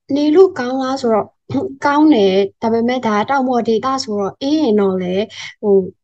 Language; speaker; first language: Burmese; native; Burmese